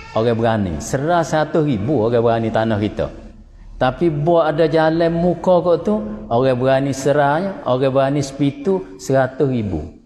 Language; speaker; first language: Malay; native; Malay